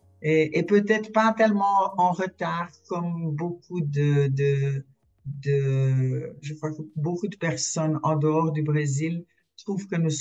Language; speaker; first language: French; non-native, fluent; Portuguese